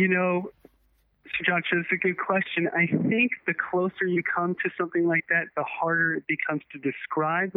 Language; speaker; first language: English; native; English